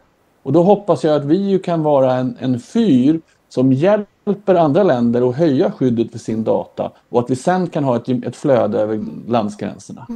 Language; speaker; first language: Swedish; native; Swedish